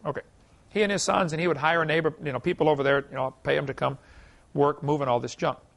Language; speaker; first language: English; native; English